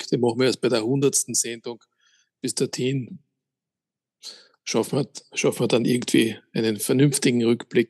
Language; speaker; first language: German; native; German